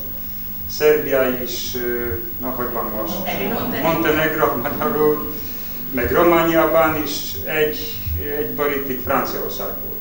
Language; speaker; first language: Hungarian; non-native, learner; Polish